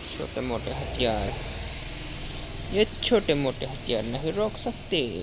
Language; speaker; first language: Hindi; native; Hindi